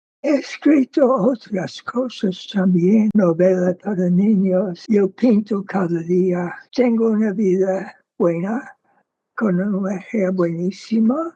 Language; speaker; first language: Spanish; non-native, fluent; English